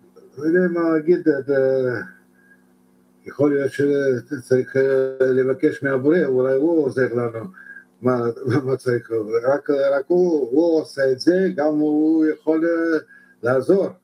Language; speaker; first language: Hebrew; non-native, learner; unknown